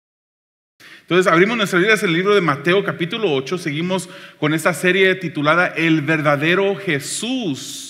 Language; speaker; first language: Spanish; native; Spanish